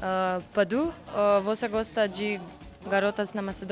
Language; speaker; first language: Portuguese; non-native, learner; Macedonian